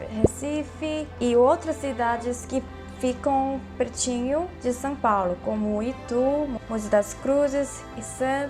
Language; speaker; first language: Portuguese; non-native, fluent; Korean